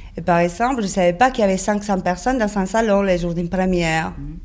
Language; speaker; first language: French; non-native, fluent; Spanish